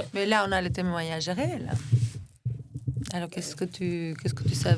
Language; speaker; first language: French; non-native, fluent; Albanian